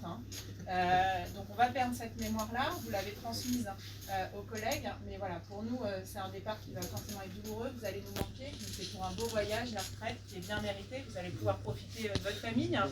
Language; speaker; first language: French; native; French